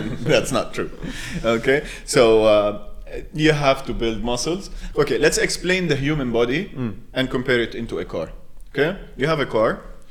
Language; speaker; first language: English; non-native, local second language; Arabic